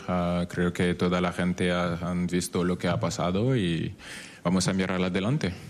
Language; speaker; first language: Spanish; non-native, fluent; French